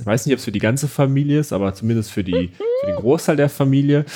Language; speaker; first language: German; native; German